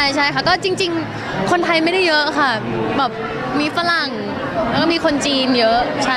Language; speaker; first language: Thai; native; Thai